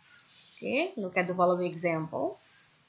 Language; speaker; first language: English; non-native, fluent; Indonesian